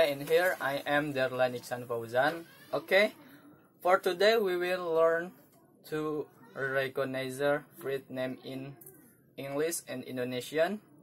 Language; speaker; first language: English; non-native, learner; Indonesian